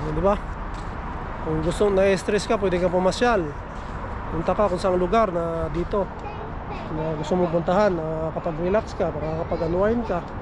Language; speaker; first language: Filipino; non-native, local second language; Cebuano